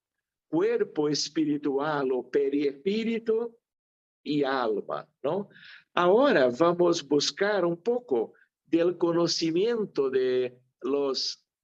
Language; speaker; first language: Spanish; non-native, fluent; Portuguese